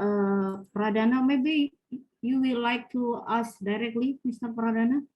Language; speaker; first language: English; non-native, fluent; Indonesian